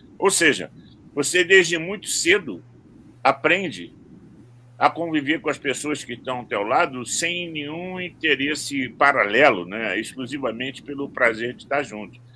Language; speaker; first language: Portuguese; native; Portuguese